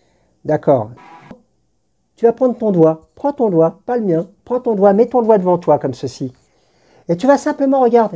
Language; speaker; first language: French; native; French